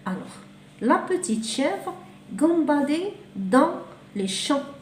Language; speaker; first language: French; non-native, local second language; Arabic